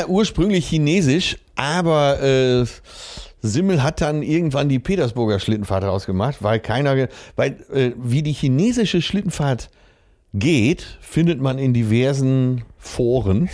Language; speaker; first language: German; native; German